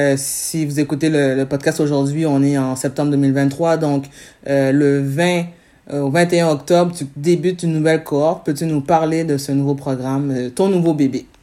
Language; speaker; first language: French; native; French